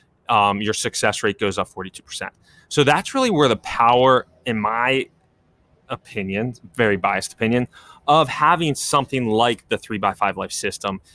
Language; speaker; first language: English; native; English